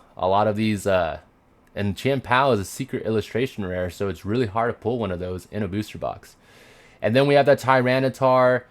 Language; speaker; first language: English; native; English